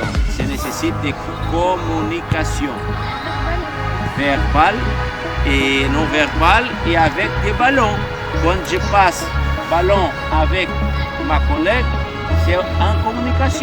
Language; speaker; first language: French; non-native, learner; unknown